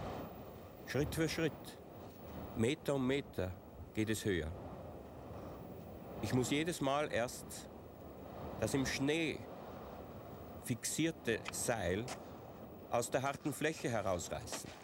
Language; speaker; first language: German; native; German